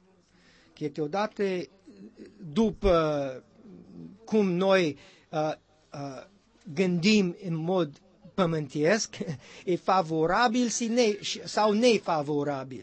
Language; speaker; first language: Romanian; non-native, learner; English